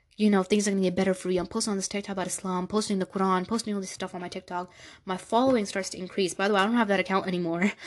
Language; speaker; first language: English; native; English